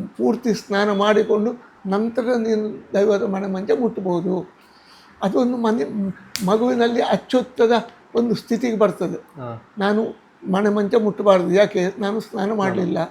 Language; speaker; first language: Kannada; non-native, local second language; Tulu